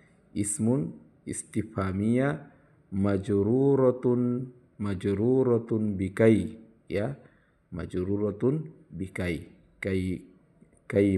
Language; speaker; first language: Arabic; non-native, fluent; Indonesian